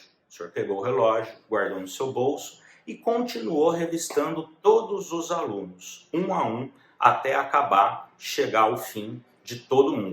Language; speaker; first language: Portuguese; native; Portuguese